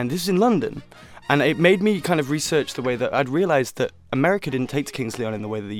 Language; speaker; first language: English; native; English